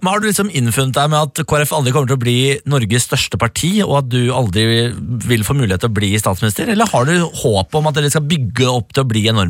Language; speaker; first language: Norwegian; native; Norwegian